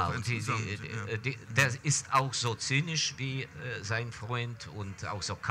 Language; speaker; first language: German; non-native, fluent; Ukrainian